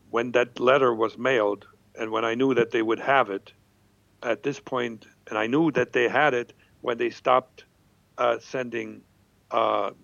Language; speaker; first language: English; non-native, fluent; German